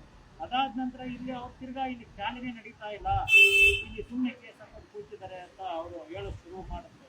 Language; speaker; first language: Kannada; native; Kannada